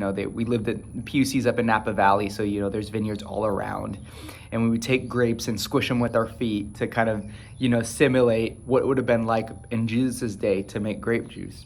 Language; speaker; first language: English; native; English